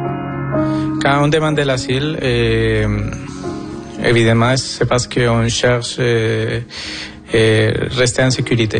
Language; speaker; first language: French; non-native, fluent; Spanish